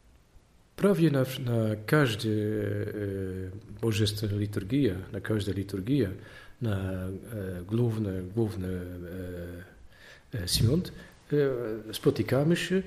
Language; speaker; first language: Polish; non-native, learner; Dutch